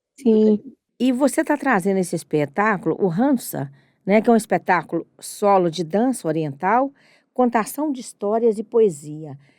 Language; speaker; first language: Portuguese; native; Portuguese